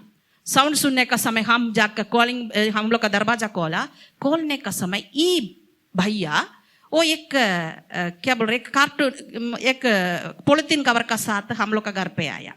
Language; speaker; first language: Hindi; non-native, local second language; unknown